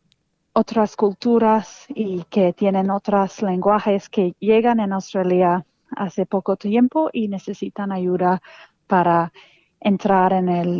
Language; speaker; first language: Spanish; non-native, fluent; English